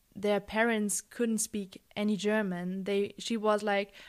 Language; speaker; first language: English; non-native, fluent; German